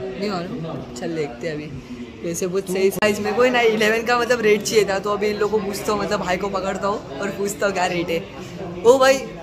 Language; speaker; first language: Hindi; native; Hindi